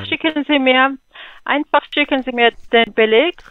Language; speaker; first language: German; non-native, fluent; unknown